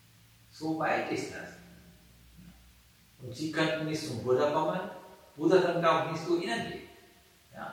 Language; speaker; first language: German; non-native, fluent; Sinhala